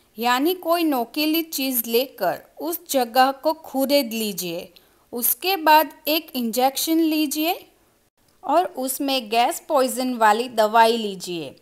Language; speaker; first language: Hindi; non-native, local second language; Gujarati